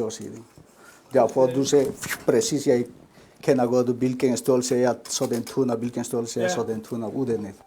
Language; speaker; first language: Danish; non-native, learner; Spanish